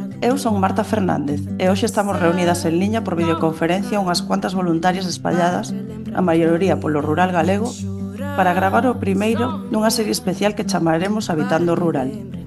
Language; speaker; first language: Galician; native; Galician